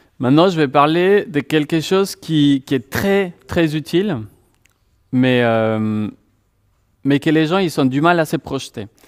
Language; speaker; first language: French; non-native, fluent; Spanish